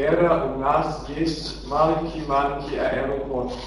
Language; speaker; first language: Russian; non-native, learner; German